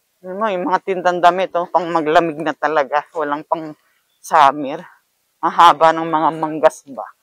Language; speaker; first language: Filipino; native; Filipino